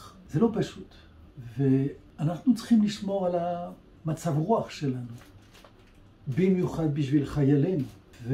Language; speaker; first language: Hebrew; non-native, fluent; French